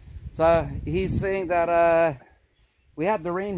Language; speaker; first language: English; native; English